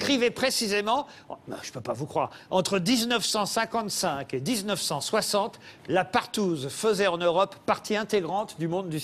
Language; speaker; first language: French; native; French